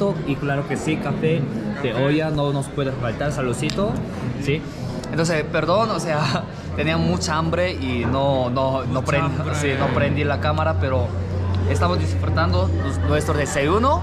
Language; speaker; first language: Spanish; non-native, fluent; Korean